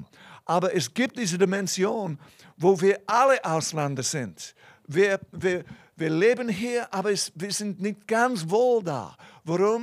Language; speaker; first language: German; non-native, fluent; English